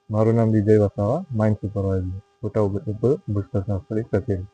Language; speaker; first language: Gujarati; non-native, local second language; Rathawi